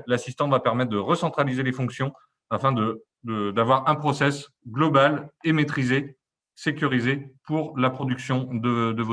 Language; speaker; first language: French; native; French